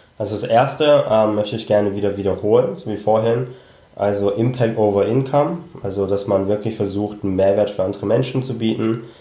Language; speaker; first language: German; early bilingual, other home language; Cantonese